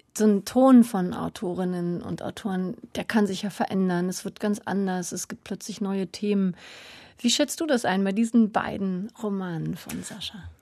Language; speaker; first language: German; native; German